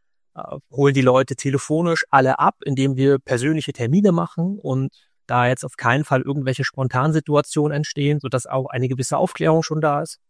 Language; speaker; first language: German; native; German